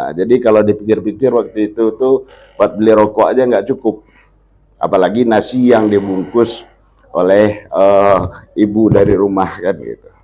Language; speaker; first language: Indonesian; non-native, local second language; Minangkabau